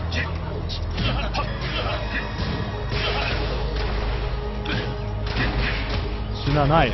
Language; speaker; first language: Japanese; native; Japanese